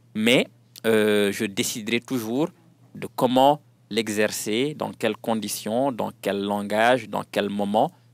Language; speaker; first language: French; non-native, local second language; Wolof